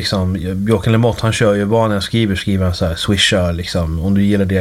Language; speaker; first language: Swedish; native; Swedish